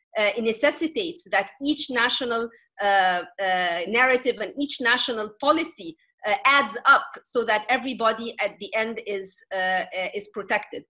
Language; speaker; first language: English; non-native, fluent; Arabic